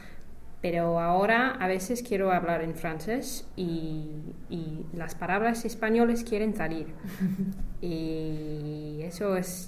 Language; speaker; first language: Spanish; non-native, fluent; English